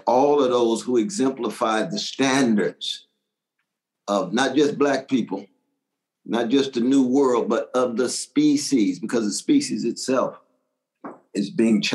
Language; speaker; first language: English; native; English